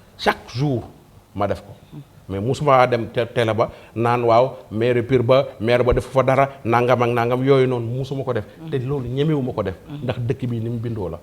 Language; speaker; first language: Wolof; native; Wolof